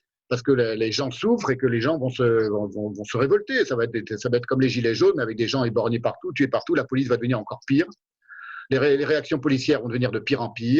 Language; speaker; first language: French; native; French